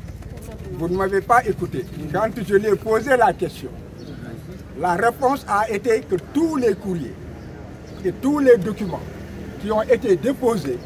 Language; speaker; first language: French; non-native, local second language; Wolof